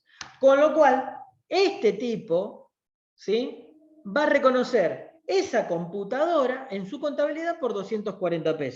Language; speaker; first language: Spanish; native; Spanish